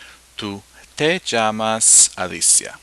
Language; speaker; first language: Spanish; non-native, fluent; English